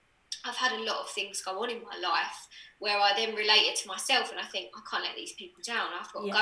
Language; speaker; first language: English; native; English